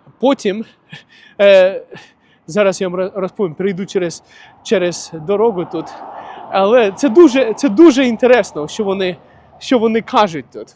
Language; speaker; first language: Ukrainian; non-native, local second language; Russian